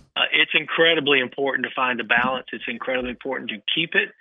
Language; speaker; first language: English; native; English